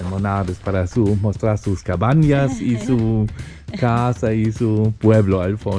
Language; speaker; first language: Spanish; non-native, fluent; German